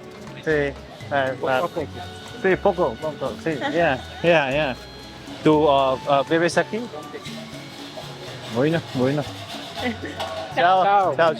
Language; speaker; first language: Spanish; non-native, learner; Hindi